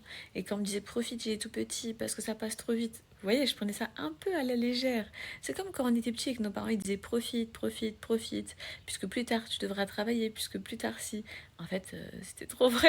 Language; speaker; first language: French; native; French